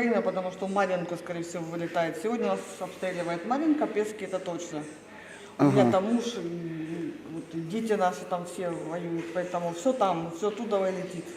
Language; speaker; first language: Russian; native; Russian